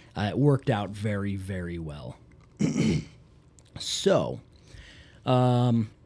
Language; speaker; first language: English; native; English